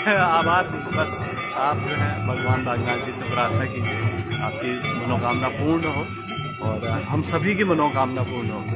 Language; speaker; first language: Hindi; native; Hindi